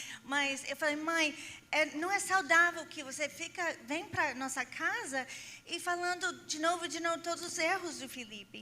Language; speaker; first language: Portuguese; non-native, fluent; English